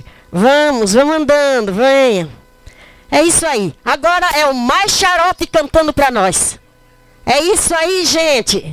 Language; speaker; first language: Portuguese; native; Portuguese